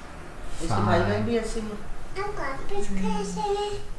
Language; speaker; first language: Hindi; native; Hindi